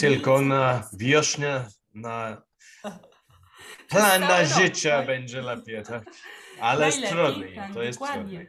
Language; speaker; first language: Polish; non-native, learner; English